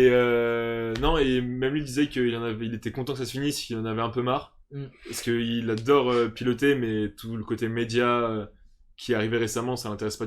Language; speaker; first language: French; native; French